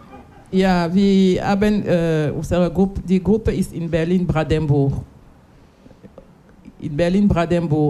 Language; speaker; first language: German; non-native, learner; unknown